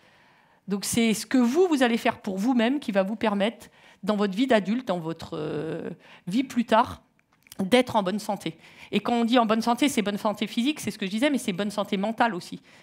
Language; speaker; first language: French; native; French